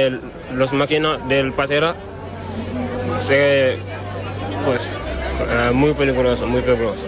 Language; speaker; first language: Spanish; non-native, learner; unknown